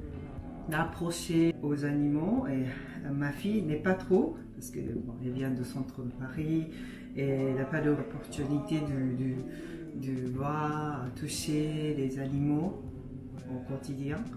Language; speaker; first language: French; non-native, fluent; Japanese